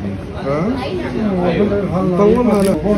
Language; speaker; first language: Arabic; non-native, learner; Bangla